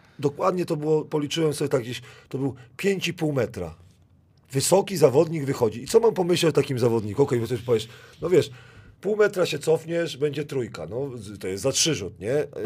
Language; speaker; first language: Polish; native; Polish